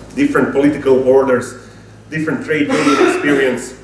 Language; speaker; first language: English; non-native, fluent; Croatian